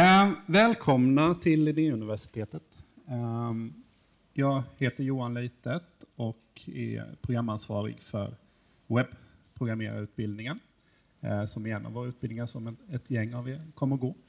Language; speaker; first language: Swedish; native; Swedish